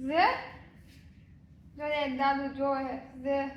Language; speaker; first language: Hebrew; non-native, learner; Gujarati